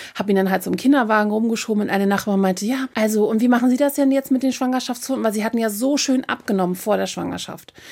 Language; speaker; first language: German; native; German